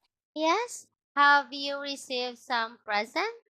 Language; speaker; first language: English; non-native, local second language; Filipino